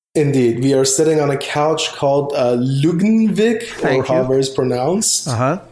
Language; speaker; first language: English; non-native, fluent; Persian